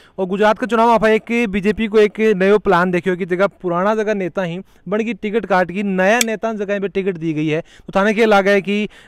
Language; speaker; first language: Hindi; native; Hindi